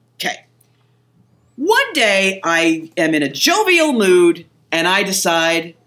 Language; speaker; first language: English; native; English